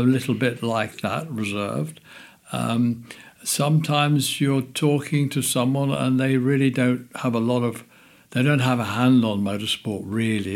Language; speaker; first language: English; native; English